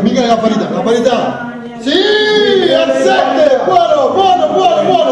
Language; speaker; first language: Italian; native; Italian